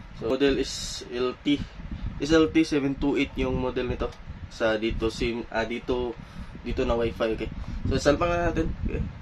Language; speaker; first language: Filipino; non-native, local second language; Cebuano